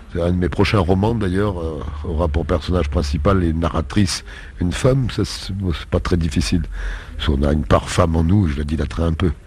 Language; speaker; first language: French; native; French